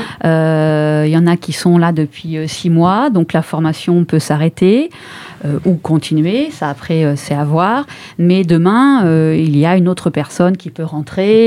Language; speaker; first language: French; native; French